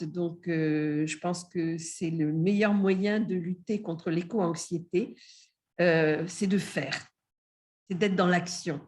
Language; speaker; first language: French; native; French